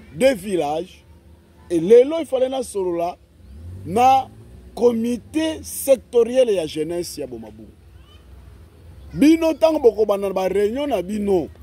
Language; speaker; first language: Lingala; non-native, local second language; Kongo